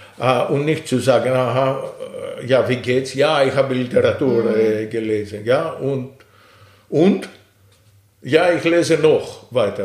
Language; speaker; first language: German; non-native, fluent; Greek